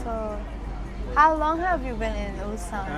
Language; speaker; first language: English; non-native, fluent; Persian